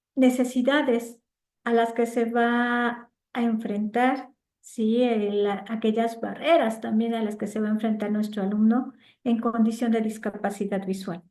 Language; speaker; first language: Spanish; native; Spanish